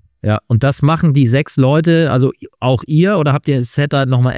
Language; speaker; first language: German; native; German